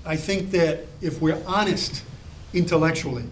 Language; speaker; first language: English; native; English